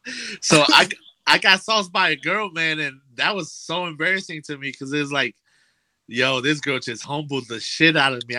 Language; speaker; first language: English; native; English